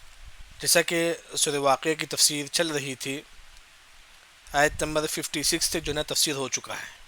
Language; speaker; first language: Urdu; non-native, local second language; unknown